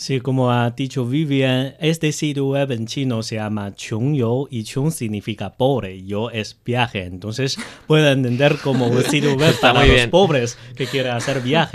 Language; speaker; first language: Spanish; non-native, fluent; Chinese